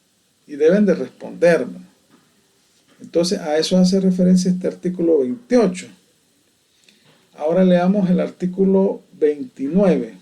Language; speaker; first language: Spanish; native; Spanish